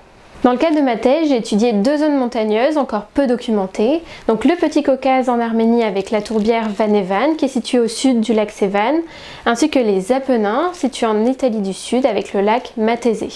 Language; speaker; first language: French; native; French